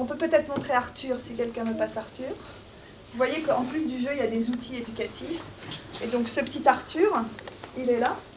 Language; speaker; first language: French; native; French